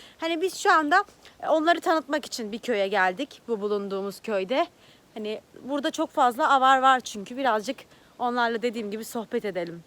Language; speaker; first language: Turkish; native; Turkish